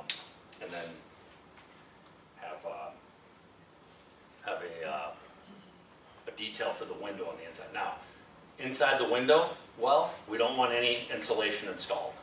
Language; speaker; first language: English; native; English